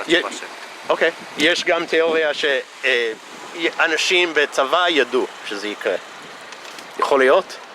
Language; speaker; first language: Hebrew; non-native, fluent; English